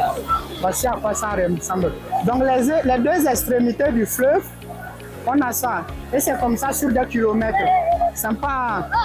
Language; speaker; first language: French; non-native, fluent; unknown